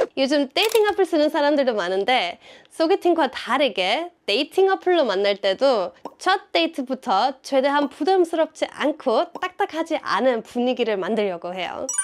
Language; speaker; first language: Korean; non-native, fluent; German